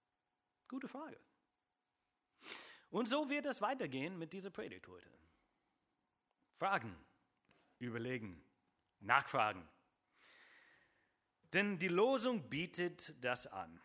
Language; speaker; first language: German; non-native, fluent; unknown